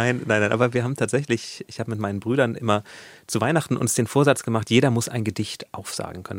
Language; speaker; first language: German; native; German